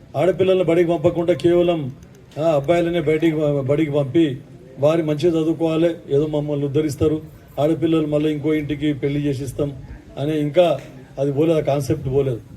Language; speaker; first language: Telugu; native; Telugu